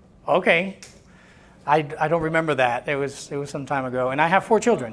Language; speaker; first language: English; non-native, local second language; Spanish